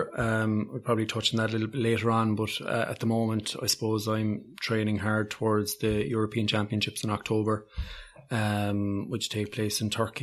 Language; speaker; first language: English; native; English